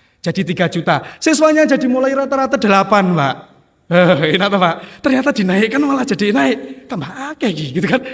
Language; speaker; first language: Indonesian; non-native, local second language; Javanese